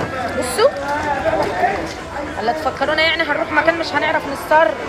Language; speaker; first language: Arabic; native; Arabic